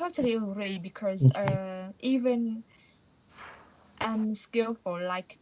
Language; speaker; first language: English; non-native, learner; Vietnamese